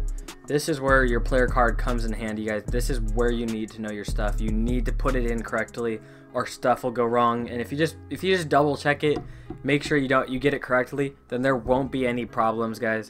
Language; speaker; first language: English; native; English